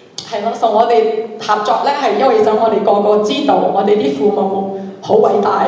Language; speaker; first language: Cantonese; early bilingual, heritage; Cantonese